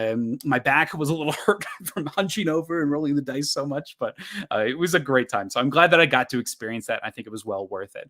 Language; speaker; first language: English; native; English